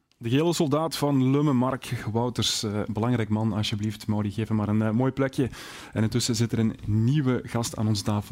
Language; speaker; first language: Dutch; native; Dutch